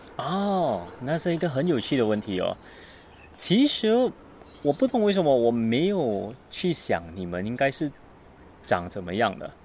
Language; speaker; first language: Chinese; non-native, learner; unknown